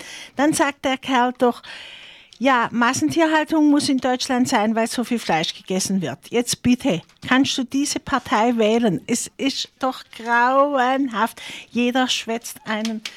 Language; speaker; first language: German; native; German